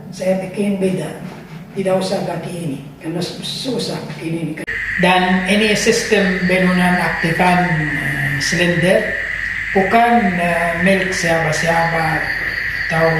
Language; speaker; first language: Indonesian; non-native, learner; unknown